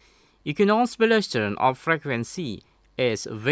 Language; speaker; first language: Dutch; non-native, learner; Indonesian